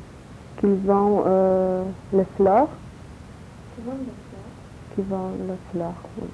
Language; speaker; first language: French; non-native, learner; Polish